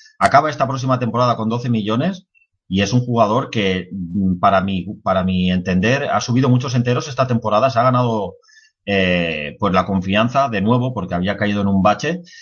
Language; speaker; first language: Spanish; native; Spanish